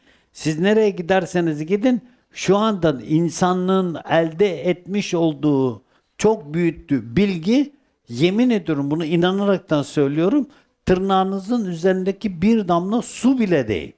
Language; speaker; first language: Turkish; native; Turkish